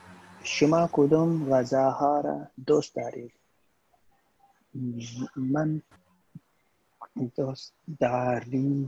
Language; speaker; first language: Persian; non-native, learner; Urdu